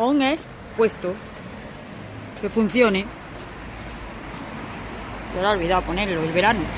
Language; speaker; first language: Spanish; native; Spanish